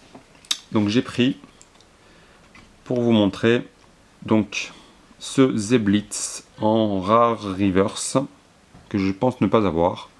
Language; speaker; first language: French; native; French